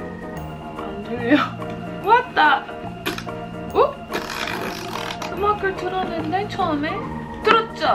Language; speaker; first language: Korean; non-native, fluent; English